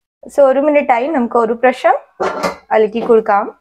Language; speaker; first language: Malayalam; non-native, learner; Hindi